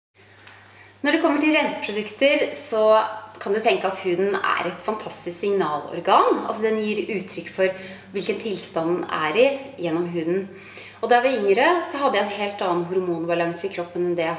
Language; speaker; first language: Norwegian; native; Norwegian